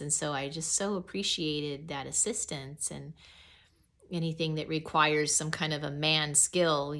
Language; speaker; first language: English; native; English